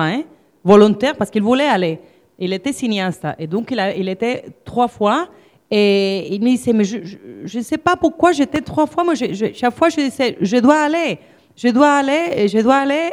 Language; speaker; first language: French; non-native, fluent; Spanish